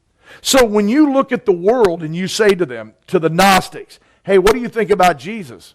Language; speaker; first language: English; native; English